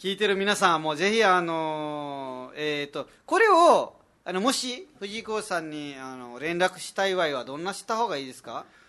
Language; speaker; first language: Japanese; non-native, fluent; Nepali